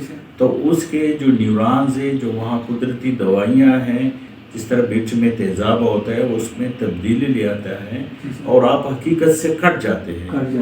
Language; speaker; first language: Urdu; native; Urdu